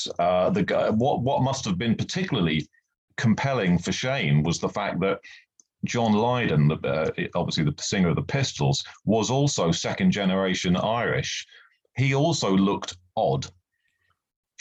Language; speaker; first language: English; native; English